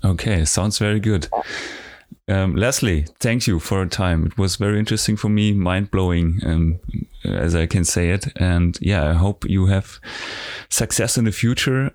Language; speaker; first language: English; non-native, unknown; German